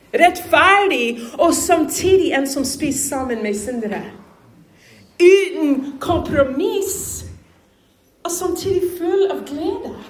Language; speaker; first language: Norwegian; non-native, fluent; English